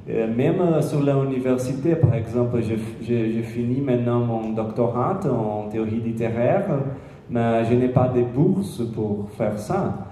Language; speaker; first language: French; non-native, learner; Portuguese